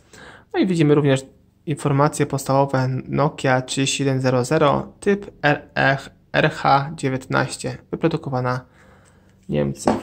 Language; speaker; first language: Polish; native; Polish